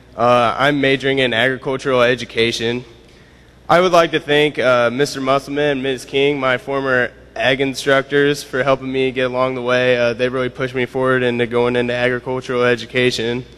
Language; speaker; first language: English; native; English